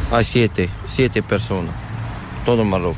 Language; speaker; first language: Spanish; non-native, learner; Arabic